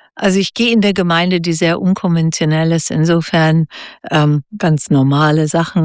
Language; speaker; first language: German; native; German